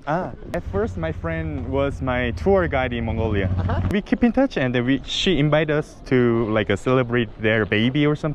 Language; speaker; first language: English; non-native, learner; Korean